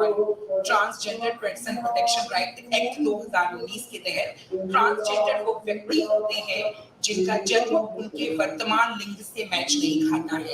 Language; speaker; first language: Hindi; native; Hindi